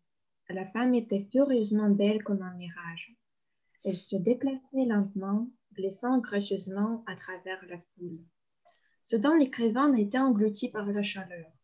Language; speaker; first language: French; non-native, fluent; Russian